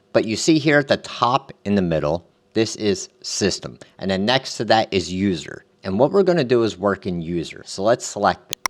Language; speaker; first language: English; native; English